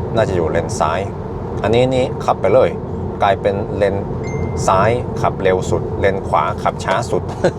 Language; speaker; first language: Thai; non-native, fluent; Norwegian